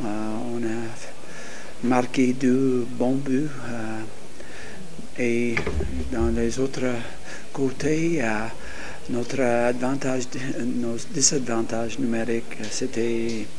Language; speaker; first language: French; non-native, learner; English